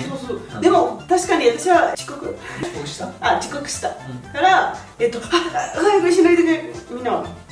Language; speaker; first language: Japanese; non-native, learner; Spanish